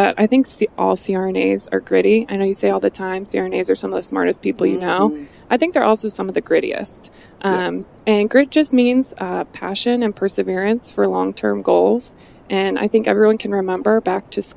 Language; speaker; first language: English; native; English